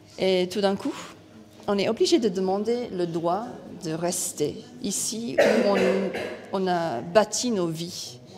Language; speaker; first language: French; non-native, fluent; English